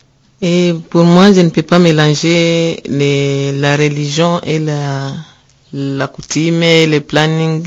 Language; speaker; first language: French; non-native, learner; Rundi